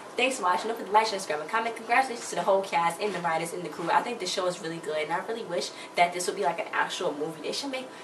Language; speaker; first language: English; native; English